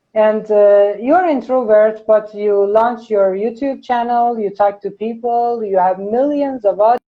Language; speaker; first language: English; non-native, fluent; Persian